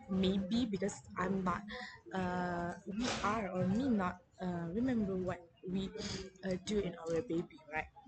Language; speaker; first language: English; non-native, learner; Indonesian